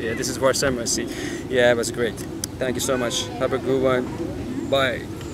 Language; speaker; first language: English; non-native, learner; Japanese